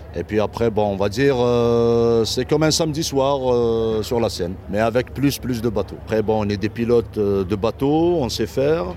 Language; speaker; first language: French; non-native, fluent; German